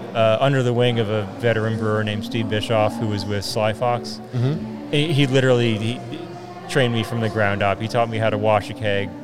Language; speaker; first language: English; native; English